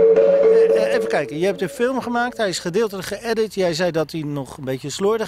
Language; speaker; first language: Dutch; native; Dutch